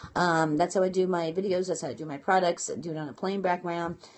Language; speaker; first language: English; native; English